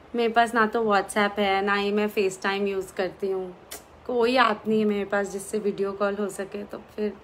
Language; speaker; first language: Hindi; native; Hindi